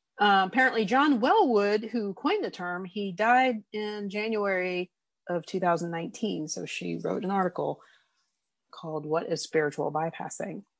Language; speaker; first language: English; native; English